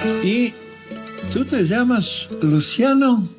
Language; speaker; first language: Spanish; non-native, fluent; Croatian